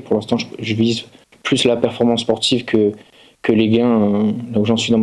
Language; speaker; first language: French; native; French